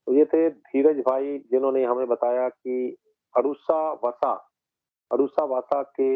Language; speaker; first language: Hindi; non-native, local second language; Punjabi